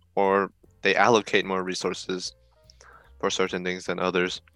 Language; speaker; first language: English; native; English